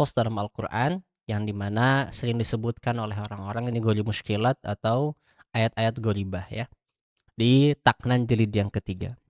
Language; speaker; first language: Indonesian; native; Indonesian